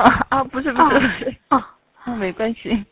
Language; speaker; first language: Chinese; non-native, fluent; Korean